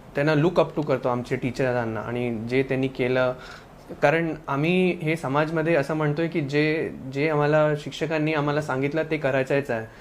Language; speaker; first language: Marathi; non-native, local second language; Sindhi